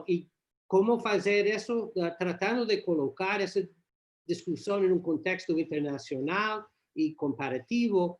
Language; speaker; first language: Portuguese; non-native, learner; English